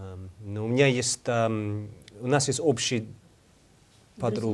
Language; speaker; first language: Russian; non-native, fluent; English